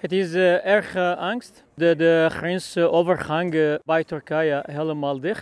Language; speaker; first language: Dutch; non-native, learner; Arabic